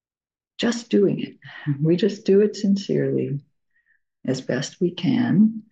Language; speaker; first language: English; native; English